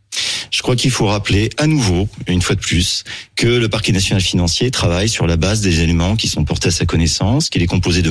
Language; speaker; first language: French; native; French